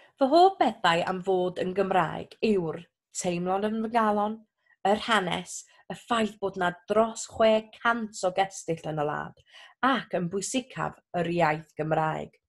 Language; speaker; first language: Welsh; non-native, local second language; English